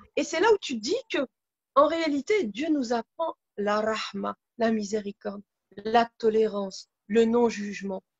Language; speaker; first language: French; native; French